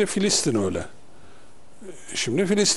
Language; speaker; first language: Turkish; native; Turkish